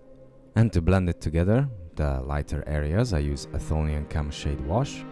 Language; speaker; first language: English; non-native, fluent; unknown